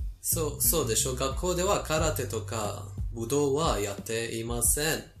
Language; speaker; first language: Japanese; non-native, fluent; Persian